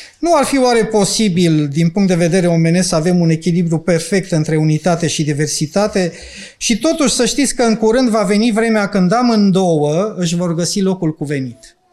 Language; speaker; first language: Romanian; non-native, local second language; Ukrainian